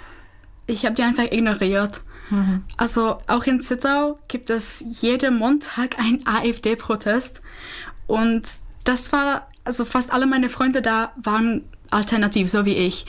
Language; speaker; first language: German; non-native, fluent; Czech